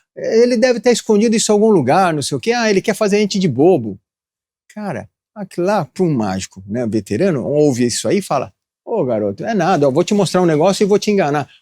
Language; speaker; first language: Portuguese; early bilingual, other home language; Japanese